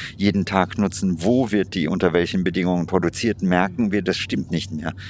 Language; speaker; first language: German; non-native, fluent; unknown